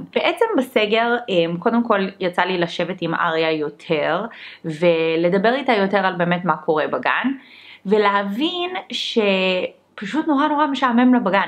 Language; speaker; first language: Hebrew; early bilingual, other home language; English